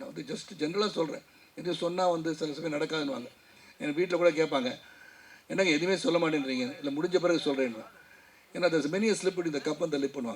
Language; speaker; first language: Tamil; native; Tamil